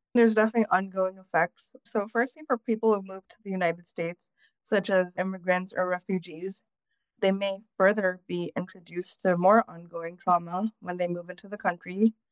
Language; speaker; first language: English; native; English